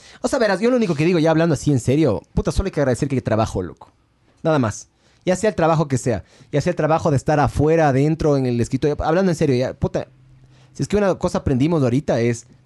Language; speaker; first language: Spanish; native; Spanish